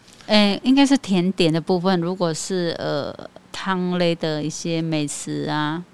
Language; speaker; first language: Chinese; non-native, fluent; Khmer